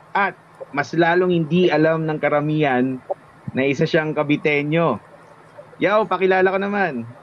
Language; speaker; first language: Filipino; native; Filipino